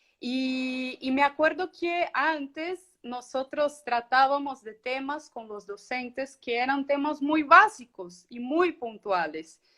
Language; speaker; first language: Spanish; non-native, fluent; Portuguese